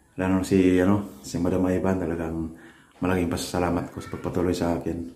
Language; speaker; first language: Filipino; non-native, local second language; Waray